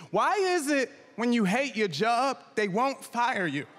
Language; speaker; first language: English; native; English